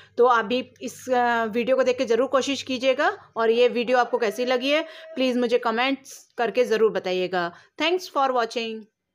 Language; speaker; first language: Hindi; native; Hindi